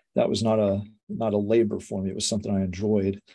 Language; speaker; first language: English; native; English